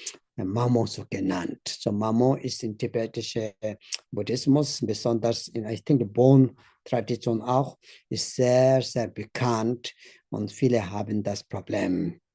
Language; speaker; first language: German; non-native, learner; Tibetan